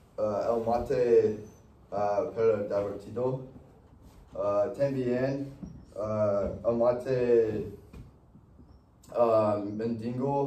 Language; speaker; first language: Spanish; non-native, learner; English